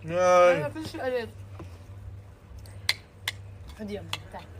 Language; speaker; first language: Arabic; native; Arabic